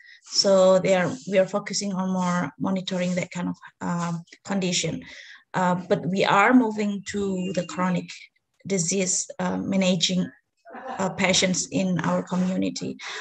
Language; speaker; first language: English; non-native, fluent; Indonesian